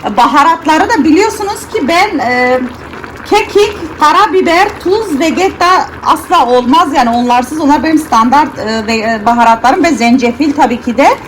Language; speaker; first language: Turkish; early bilingual, heritage; Turkish